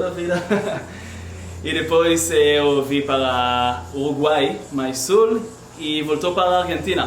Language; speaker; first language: Portuguese; non-native, learner; Hebrew